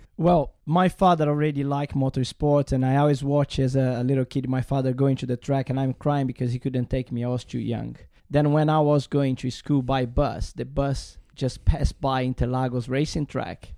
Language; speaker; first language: English; non-native, learner; Portuguese